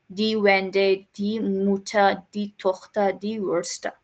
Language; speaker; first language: German; non-native, learner; Hindi